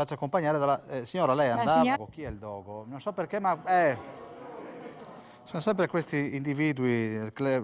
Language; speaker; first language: Italian; native; Italian